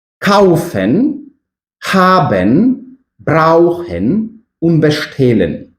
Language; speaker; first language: German; non-native, fluent; Ukrainian